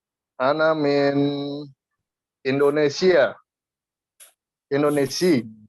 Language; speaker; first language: Arabic; non-native, learner; Indonesian